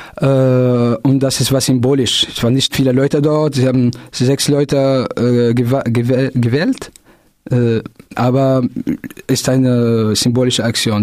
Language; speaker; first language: German; non-native, local second language; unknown